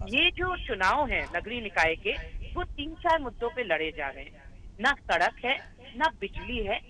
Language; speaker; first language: Hindi; native; Hindi